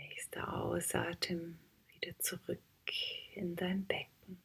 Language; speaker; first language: German; native; German